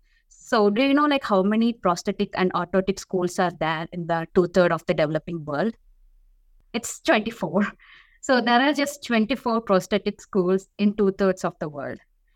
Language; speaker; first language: English; non-native, local second language; Tamil